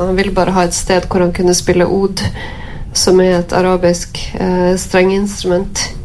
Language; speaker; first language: Norwegian; native; Norwegian